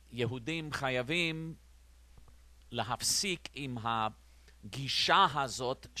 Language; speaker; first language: Hebrew; non-native, fluent; English